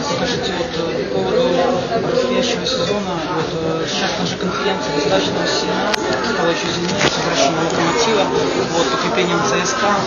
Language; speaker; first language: Russian; native; Russian